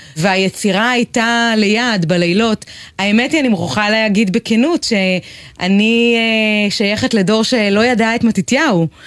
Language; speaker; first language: Hebrew; native; Hebrew